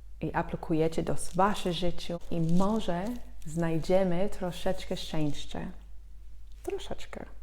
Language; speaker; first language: Polish; non-native, fluent; English